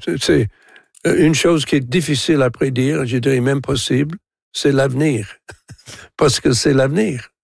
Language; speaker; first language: French; non-native, local second language; English